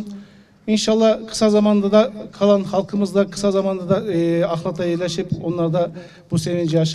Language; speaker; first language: Turkish; early bilingual, heritage; Turkish